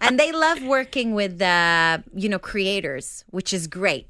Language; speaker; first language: English; non-native, fluent; Hebrew